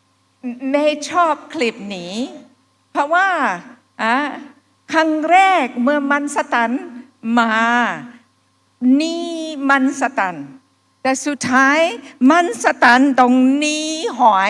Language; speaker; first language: Thai; non-native, fluent; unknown